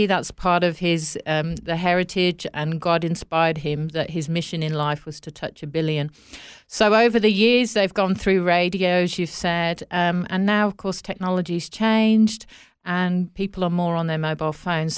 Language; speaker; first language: English; native; English